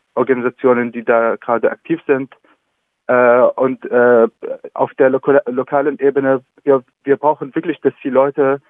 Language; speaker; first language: German; non-native, fluent; Arabic